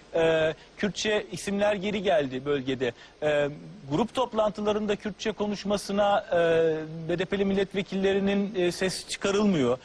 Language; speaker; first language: Turkish; native; Turkish